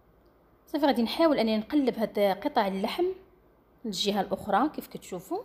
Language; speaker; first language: Arabic; native; Arabic